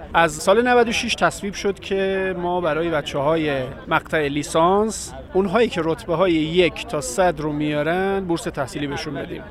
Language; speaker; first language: Persian; native; Persian